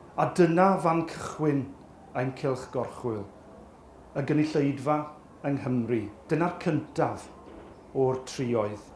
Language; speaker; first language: Welsh; native; Welsh